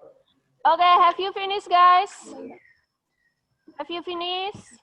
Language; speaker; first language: English; non-native, fluent; Indonesian